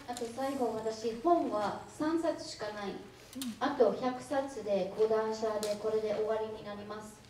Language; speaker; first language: Japanese; non-native, fluent; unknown